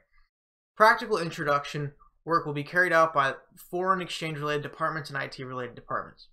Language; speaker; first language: English; native; English